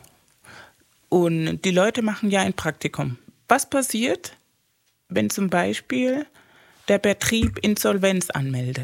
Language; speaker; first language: German; non-native, fluent; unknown